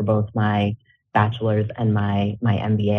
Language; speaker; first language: English; native; English